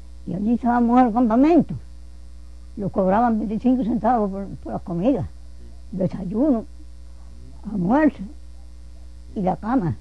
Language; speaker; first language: Spanish; native; Spanish